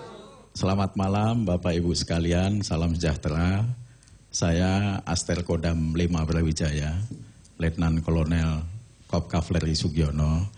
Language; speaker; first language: Indonesian; non-native, local second language; Javanese